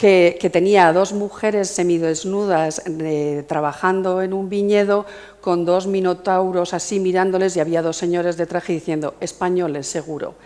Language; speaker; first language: Spanish; native; Spanish